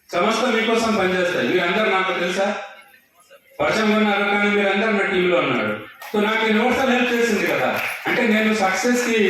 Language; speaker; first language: Telugu; non-native, local second language; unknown